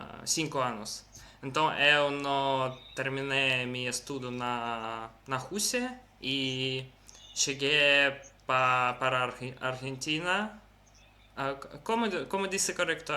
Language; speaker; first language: Portuguese; non-native, learner; Russian